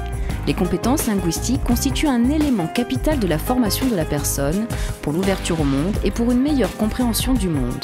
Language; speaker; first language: French; native; French